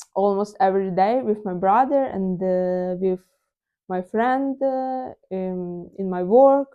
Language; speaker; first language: English; non-native, learner; Ukrainian